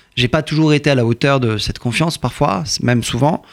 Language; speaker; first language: French; early bilingual, other home language; Persian